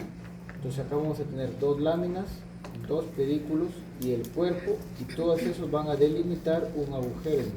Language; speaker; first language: Spanish; native; Spanish